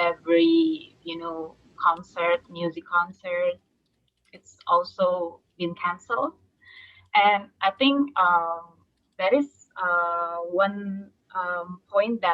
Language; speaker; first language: English; non-native, fluent; Indonesian